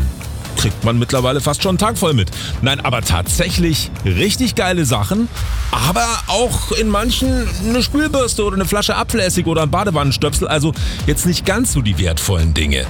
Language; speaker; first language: German; native; German